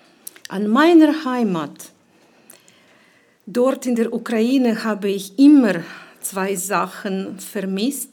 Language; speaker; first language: German; non-native, fluent; Ukrainian